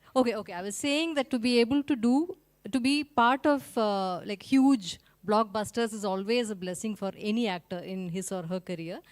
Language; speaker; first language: English; non-native, local second language; Malayalam